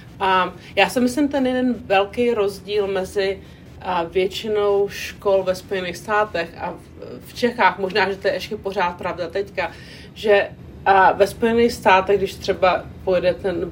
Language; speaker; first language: Czech; non-native, local second language; English